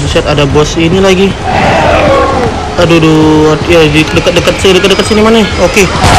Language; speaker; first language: Indonesian; native; Indonesian